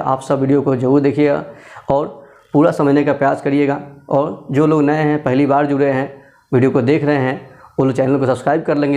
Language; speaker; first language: Hindi; native; Hindi